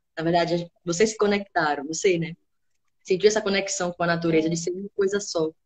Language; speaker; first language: Portuguese; native; Portuguese